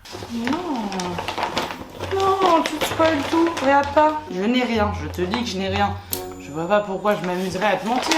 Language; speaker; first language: French; native; French